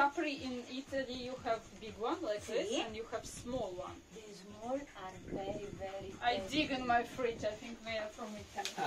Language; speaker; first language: English; non-native, learner; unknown